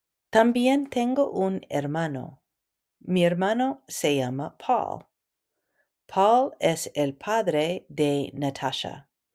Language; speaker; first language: Spanish; non-native, fluent; English